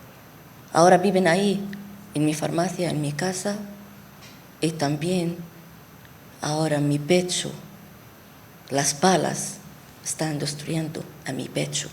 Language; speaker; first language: Spanish; non-native, fluent; Arabic